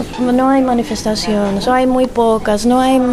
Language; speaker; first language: Spanish; non-native, fluent; Greek